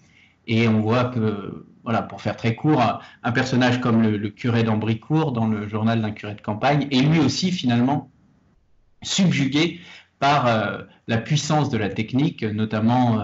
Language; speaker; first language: French; native; French